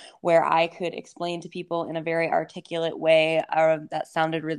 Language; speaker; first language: English; native; English